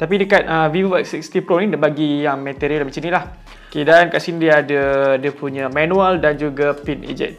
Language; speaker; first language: Malay; native; Malay